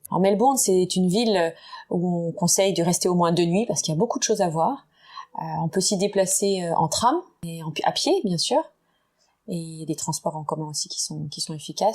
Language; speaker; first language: French; native; French